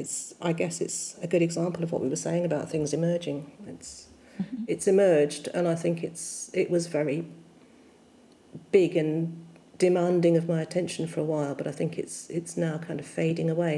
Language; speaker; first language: English; native; English